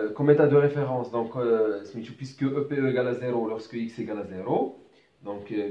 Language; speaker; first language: French; non-native, local second language; Arabic